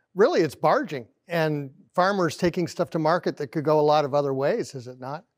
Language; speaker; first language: English; native; English